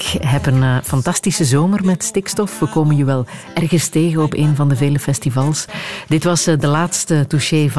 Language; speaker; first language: Dutch; native; Dutch